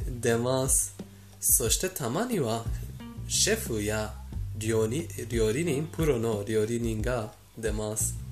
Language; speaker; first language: Japanese; non-native, fluent; Persian